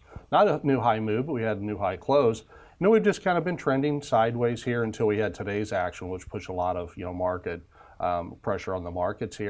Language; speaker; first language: English; native; English